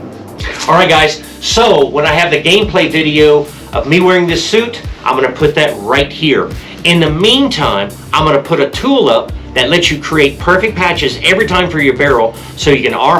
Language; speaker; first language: English; native; English